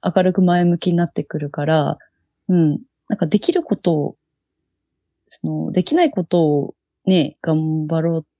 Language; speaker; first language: Japanese; native; Japanese